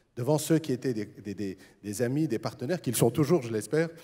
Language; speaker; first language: French; non-native, local second language; Arabic